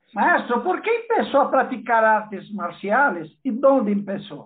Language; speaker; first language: Spanish; non-native, learner; Portuguese